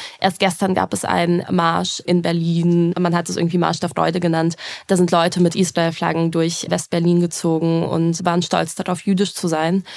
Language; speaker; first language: German; early bilingual, other home language; Russian